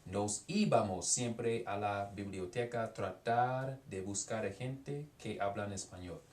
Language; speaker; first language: Spanish; non-native, learner; English